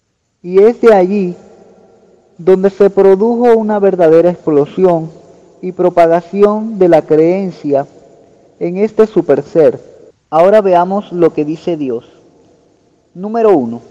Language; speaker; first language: Spanish; native; Spanish